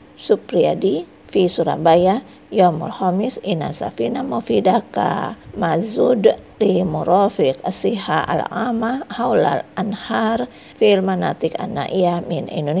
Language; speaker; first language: Arabic; non-native, fluent; Indonesian